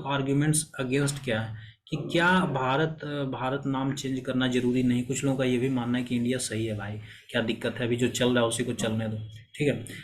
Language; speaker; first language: Hindi; native; Hindi